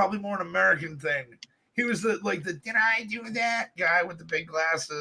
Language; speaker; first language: English; native; English